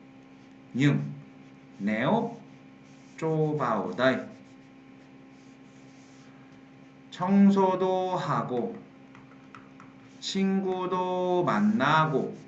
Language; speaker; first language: Korean; non-native, fluent; Vietnamese